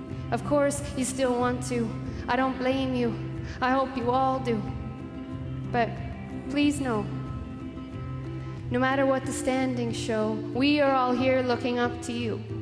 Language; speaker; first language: English; native; English